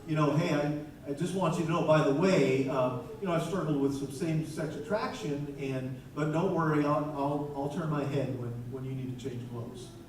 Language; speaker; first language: English; native; English